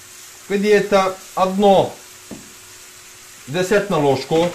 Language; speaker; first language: Russian; non-native, learner; Turkish